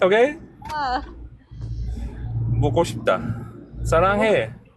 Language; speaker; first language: Korean; non-native, learner; Thai